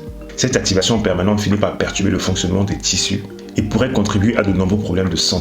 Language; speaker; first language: French; native; French